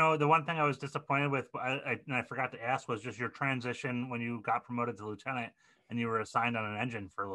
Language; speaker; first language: English; native; English